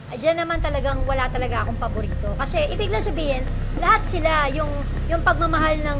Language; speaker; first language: Filipino; native; Filipino